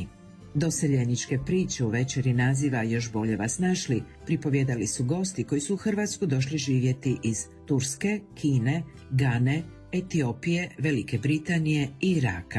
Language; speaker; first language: Serbian; native; Serbian